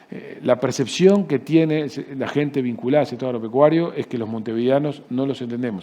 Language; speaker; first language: Spanish; native; Spanish